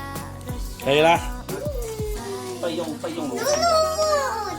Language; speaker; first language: Chinese; native; Chinese